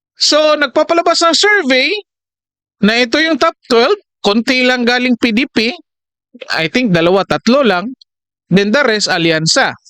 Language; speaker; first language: Filipino; non-native, local second language; Cebuano